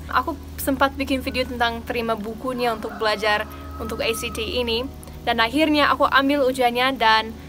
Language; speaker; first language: Indonesian; non-native, fluent; English